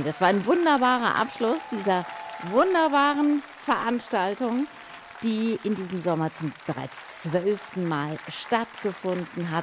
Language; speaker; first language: German; native; German